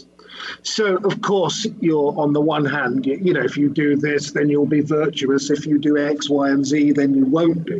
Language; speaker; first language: English; native; English